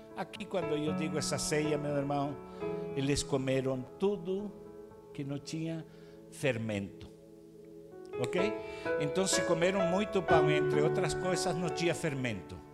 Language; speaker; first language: Portuguese; non-native, fluent; Spanish